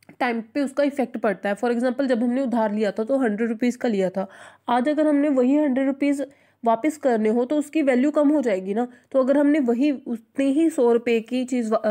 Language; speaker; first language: Hindi; non-native, local second language; Punjabi